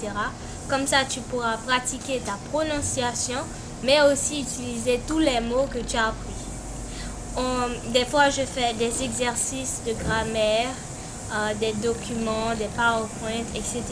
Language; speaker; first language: French; non-native, local second language; Haitian Creole